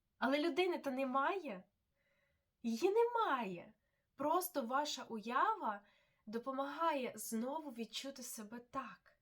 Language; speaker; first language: Ukrainian; non-native, local second language; Russian